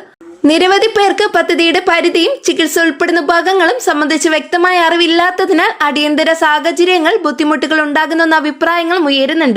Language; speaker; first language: Malayalam; native; Malayalam